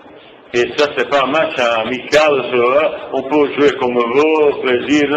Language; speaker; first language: French; non-native, fluent; Bosnian